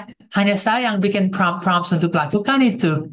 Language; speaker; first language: Indonesian; non-native, fluent; English